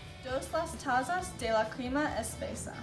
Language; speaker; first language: Spanish; non-native, learner; English